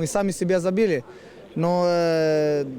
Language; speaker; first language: Russian; non-native, learner; Romanian